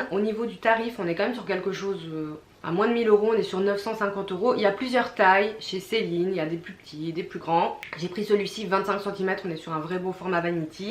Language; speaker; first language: French; native; French